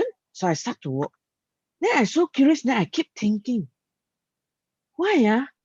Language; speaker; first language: English; non-native, learner; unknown